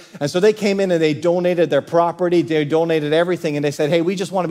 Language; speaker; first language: English; native; English